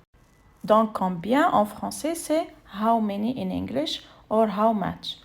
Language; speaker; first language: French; non-native, fluent; Arabic